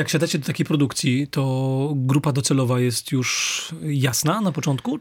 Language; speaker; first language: Polish; native; Polish